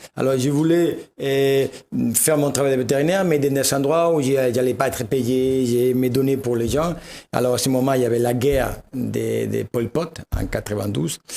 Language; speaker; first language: French; non-native, fluent; Spanish